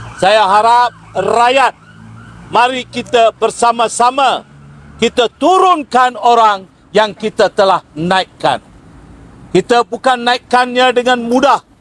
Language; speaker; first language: Malay; non-native, local second language; Tamil